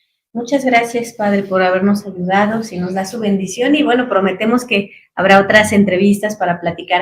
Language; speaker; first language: Spanish; native; Spanish